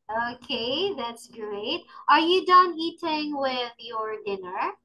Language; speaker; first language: English; non-native, fluent; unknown